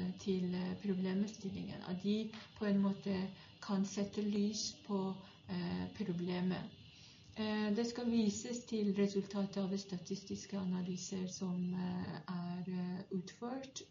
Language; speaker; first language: Norwegian; non-native, fluent; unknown